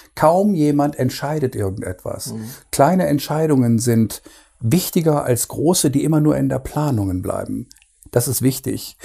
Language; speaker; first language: German; native; German